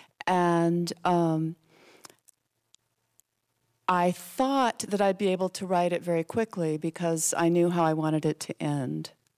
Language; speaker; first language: English; native; English